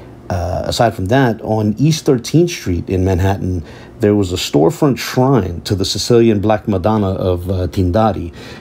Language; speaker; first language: English; native; English